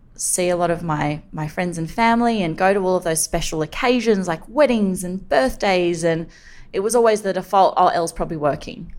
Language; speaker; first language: English; native; English